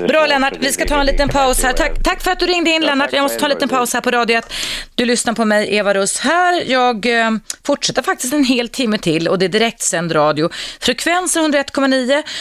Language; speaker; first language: Swedish; native; Swedish